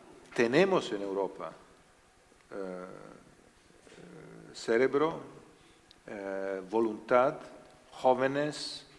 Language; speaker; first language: Spanish; non-native, learner; Italian